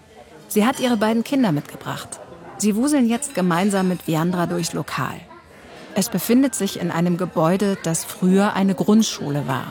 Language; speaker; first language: German; native; German